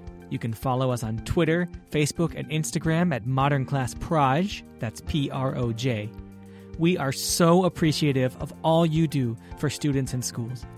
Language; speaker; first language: English; native; English